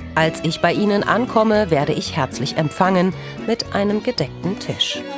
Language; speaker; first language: German; early bilingual, other home language; Turkish